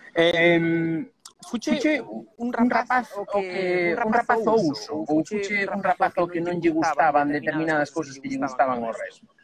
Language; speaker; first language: Galician; non-native, local second language; Spanish